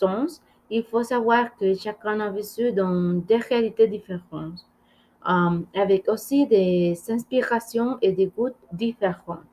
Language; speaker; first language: French; non-native, learner; Spanish